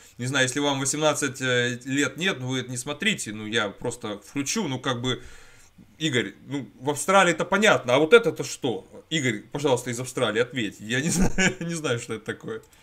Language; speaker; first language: Russian; native; Russian